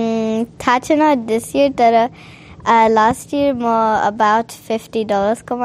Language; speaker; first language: Nepali; early bilingual, heritage; Nepali